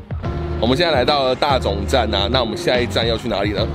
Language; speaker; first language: Chinese; native; Chinese